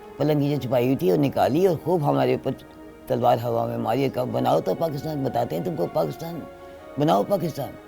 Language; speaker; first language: Urdu; native; Urdu